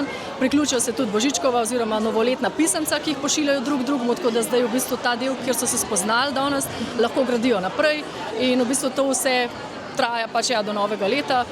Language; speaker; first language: Slovenian; native; Slovenian